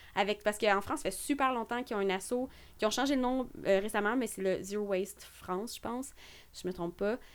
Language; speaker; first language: French; native; French